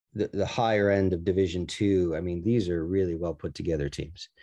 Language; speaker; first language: English; native; English